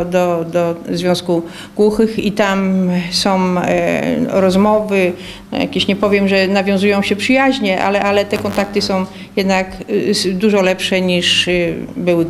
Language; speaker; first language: Polish; native; Polish